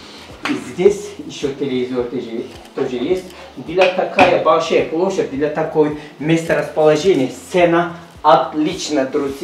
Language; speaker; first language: Russian; non-native, learner; Turkish